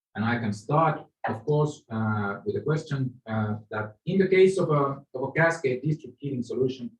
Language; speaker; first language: English; non-native, fluent; Finnish